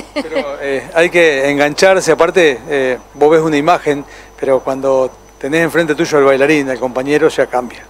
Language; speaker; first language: Spanish; native; Spanish